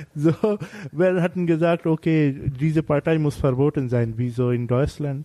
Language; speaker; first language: German; non-native, learner; Bangla